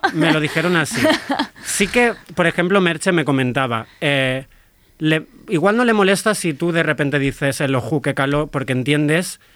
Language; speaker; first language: Spanish; native; Spanish